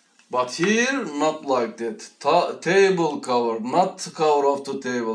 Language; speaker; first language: English; non-native, learner; Turkish